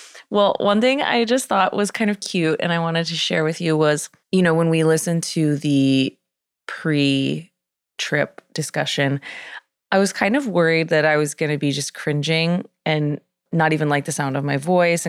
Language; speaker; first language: English; native; English